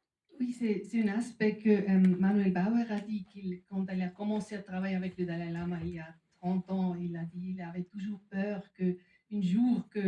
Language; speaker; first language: French; non-native, fluent; German